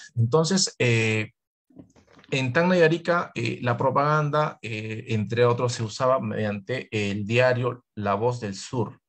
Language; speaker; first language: Spanish; native; Spanish